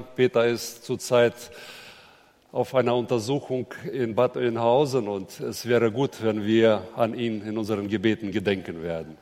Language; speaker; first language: German; native; German